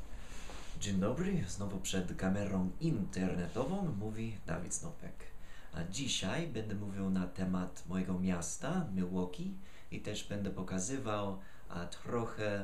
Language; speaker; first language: Polish; non-native, fluent; English